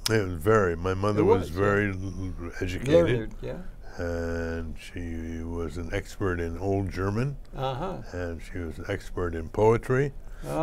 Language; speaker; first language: English; native; English